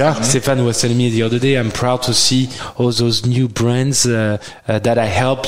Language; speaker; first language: English; non-native, fluent; French